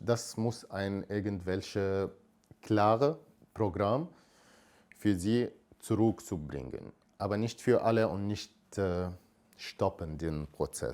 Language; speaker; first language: German; non-native, learner; Arabic